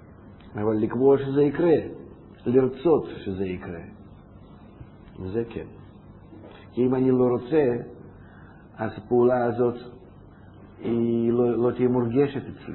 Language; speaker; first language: Hebrew; non-native, fluent; Russian